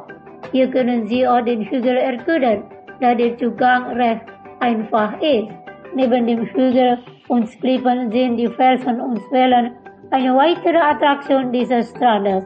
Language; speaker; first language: German; non-native, fluent; Indonesian